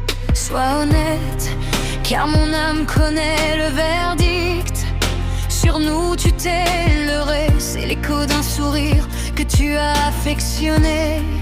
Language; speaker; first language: French; native; French